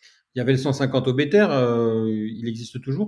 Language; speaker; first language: French; native; French